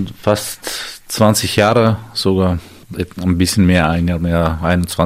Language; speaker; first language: German; non-native, fluent; Armenian